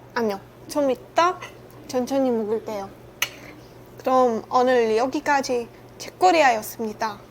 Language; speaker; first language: Korean; non-native, learner; Czech